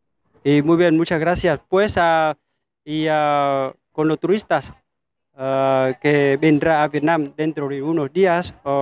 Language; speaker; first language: Spanish; non-native, fluent; Vietnamese